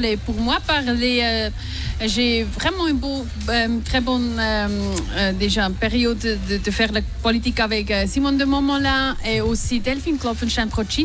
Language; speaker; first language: French; non-native, local second language; Swiss German